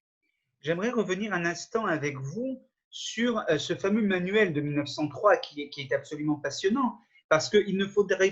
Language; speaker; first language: French; native; French